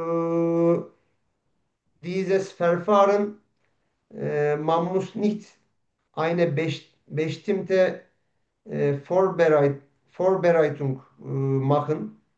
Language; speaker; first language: German; non-native, learner; Turkish